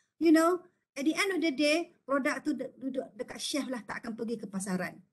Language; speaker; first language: Malay; native; Malay